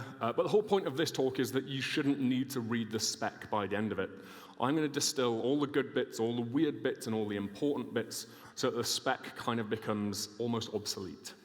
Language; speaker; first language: English; native; English